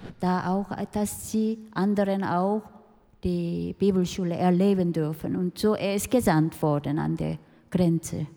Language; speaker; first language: German; non-native, fluent; Korean